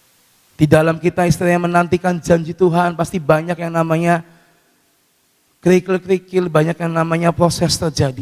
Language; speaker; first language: Indonesian; native; Indonesian